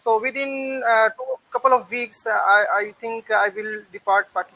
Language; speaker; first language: English; non-native, learner; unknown